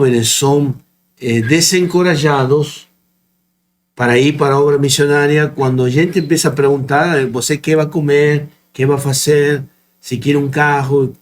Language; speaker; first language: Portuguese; non-native, fluent; Spanish